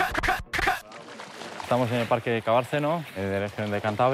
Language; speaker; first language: Spanish; non-native, fluent; Romanian